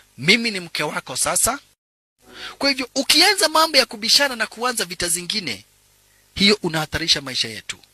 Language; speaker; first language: Swahili; native; Swahili